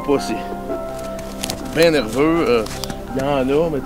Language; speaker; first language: French; native; French